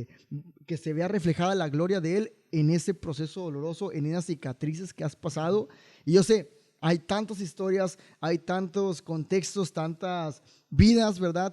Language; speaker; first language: Spanish; native; Spanish